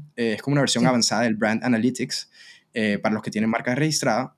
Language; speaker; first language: Spanish; native; Spanish